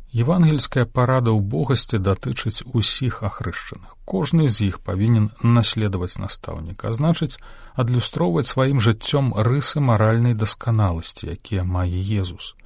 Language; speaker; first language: Belarusian; native; Belarusian